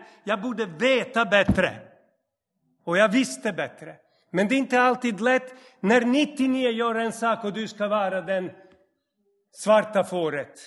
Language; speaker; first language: Swedish; non-native, fluent; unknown